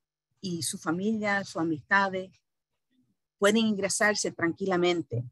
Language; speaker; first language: Spanish; early bilingual, heritage; Spanish